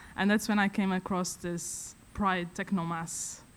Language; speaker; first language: English; non-native, fluent; Portuguese